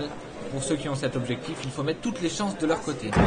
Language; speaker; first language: French; native; French